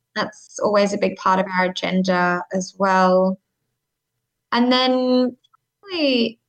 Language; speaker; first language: English; native; English